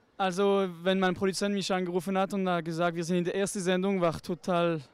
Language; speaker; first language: German; non-native, local second language; French